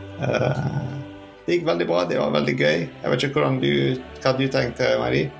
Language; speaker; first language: Norwegian; non-native, fluent; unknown